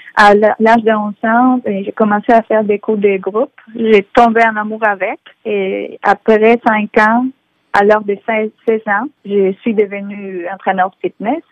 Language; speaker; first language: French; non-native, fluent; Spanish